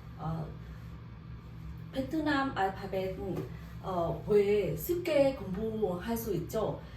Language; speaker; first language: Korean; non-native, learner; Vietnamese